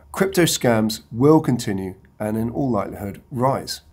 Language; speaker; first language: English; native; English